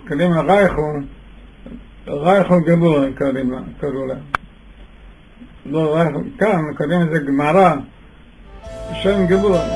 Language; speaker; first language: Hebrew; non-native, fluent; Yiddish